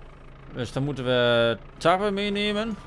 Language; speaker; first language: Dutch; native; Dutch